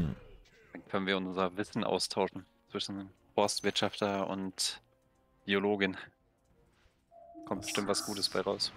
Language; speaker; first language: German; native; German